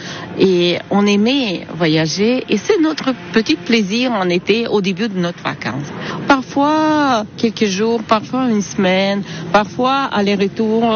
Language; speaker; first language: French; non-native, learner; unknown